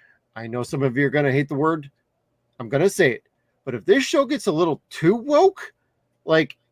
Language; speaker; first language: English; native; English